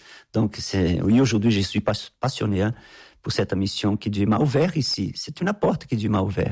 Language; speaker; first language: French; non-native, fluent; Portuguese